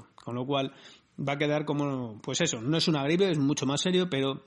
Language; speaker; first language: Spanish; native; Spanish